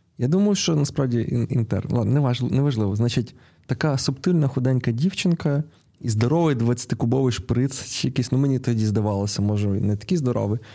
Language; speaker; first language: Ukrainian; non-native, local second language; Russian